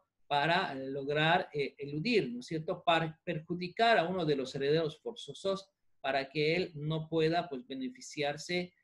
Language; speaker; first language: Spanish; native; Spanish